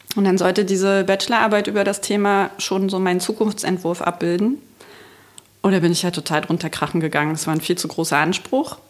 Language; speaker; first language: German; native; German